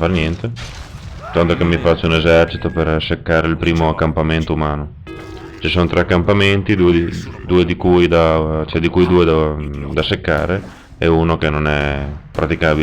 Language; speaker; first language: Italian; native; Italian